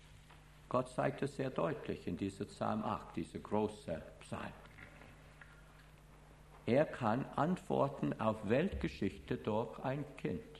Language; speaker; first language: German; non-native, fluent; English